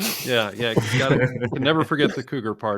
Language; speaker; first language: English; native; English